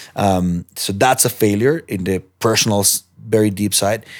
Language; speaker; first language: English; non-native, fluent; Spanish